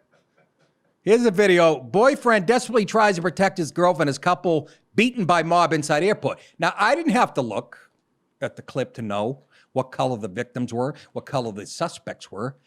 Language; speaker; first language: English; native; English